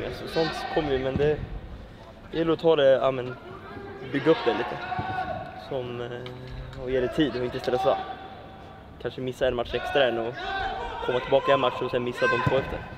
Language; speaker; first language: Swedish; native; Swedish